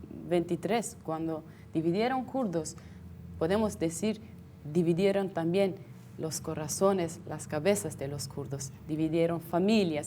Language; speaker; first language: Spanish; non-native, fluent; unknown